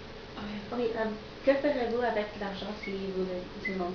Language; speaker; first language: French; non-native, learner; English